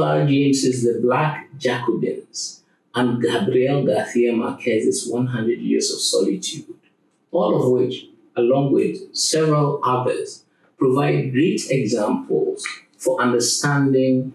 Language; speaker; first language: English; non-native, local second language; Akan